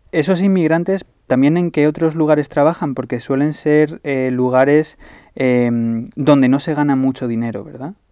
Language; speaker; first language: Spanish; native; Spanish